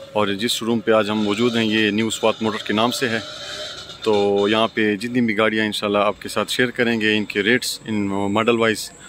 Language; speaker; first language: Urdu; non-native, local second language; Pashto